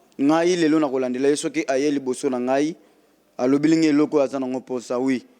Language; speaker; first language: Lingala; non-native, local second language; Kongo